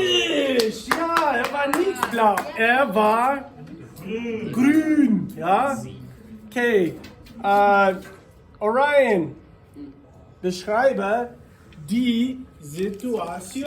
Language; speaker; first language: German; non-native, fluent; English